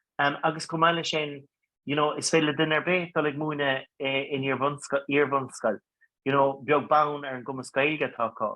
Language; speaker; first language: Irish; non-native, local second language; English